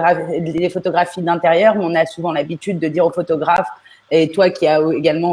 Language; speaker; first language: French; native; French